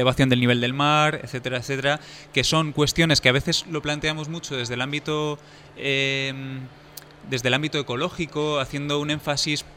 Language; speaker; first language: Spanish; native; Spanish